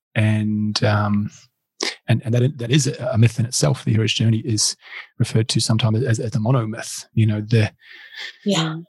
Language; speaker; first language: English; native; English